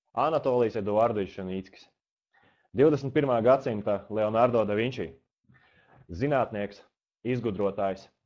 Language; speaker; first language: Latvian; native; Latvian